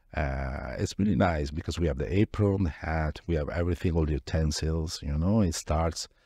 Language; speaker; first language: English; non-native, fluent; Italian